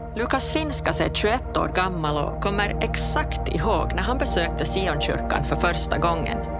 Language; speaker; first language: Swedish; native; Swedish